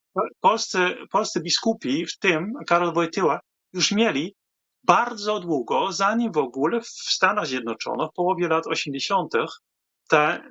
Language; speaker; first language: Polish; non-native, fluent; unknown